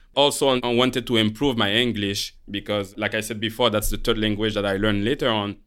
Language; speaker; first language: English; non-native, fluent; Haitian Creole